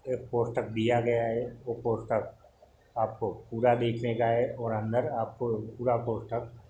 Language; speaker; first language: Hindi; non-native, local second language; Gujarati